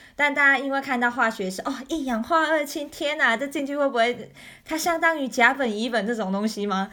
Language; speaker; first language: Chinese; native; Chinese